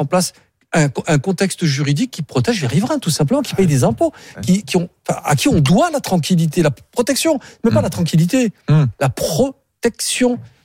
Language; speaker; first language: French; native; French